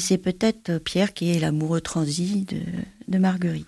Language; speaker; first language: French; native; French